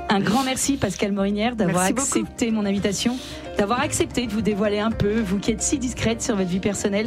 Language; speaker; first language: French; native; French